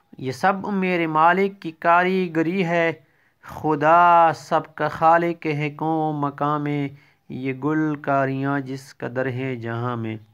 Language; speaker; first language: Urdu; non-native, local second language; Pashto